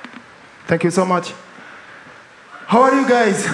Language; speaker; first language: English; non-native, learner; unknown